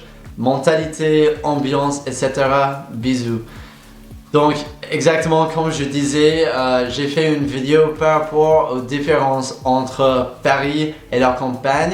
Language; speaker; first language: French; non-native, fluent; English